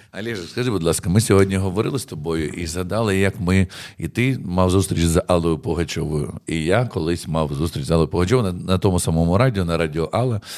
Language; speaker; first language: Ukrainian; native; Ukrainian